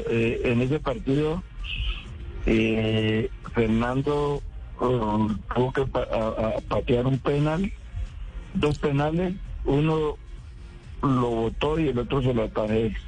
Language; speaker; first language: Spanish; native; Spanish